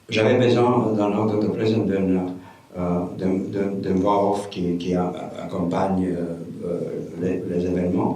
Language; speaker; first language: French; non-native, fluent; Romanian